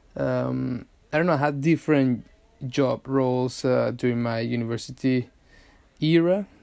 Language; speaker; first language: English; non-native, fluent; Spanish